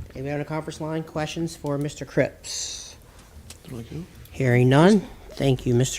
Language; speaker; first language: English; native; English